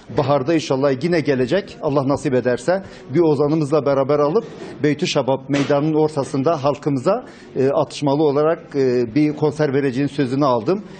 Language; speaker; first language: Turkish; non-native, local second language; Kurdish